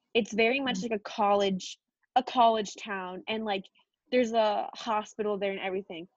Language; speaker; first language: English; native; English